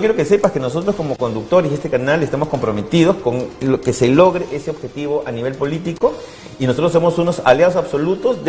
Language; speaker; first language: Spanish; native; Spanish